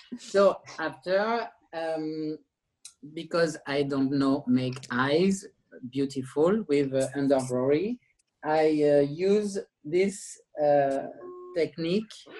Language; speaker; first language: English; non-native, learner; French